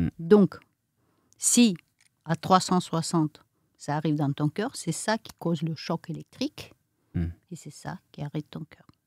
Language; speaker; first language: French; non-native, fluent; Romanian